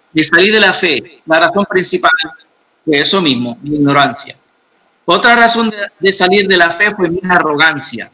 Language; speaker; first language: Spanish; non-native, fluent; Arabic